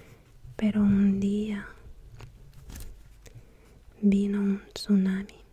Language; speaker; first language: Spanish; non-native, fluent; Russian